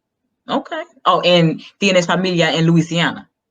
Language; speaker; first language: Spanish; non-native, fluent; English